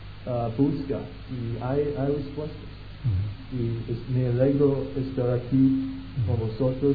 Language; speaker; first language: Spanish; non-native, fluent; English